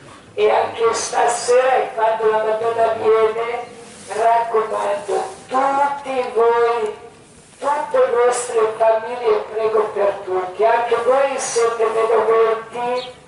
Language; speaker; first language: Italian; non-native, learner; Croatian